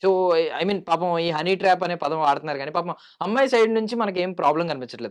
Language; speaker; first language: Telugu; native; Telugu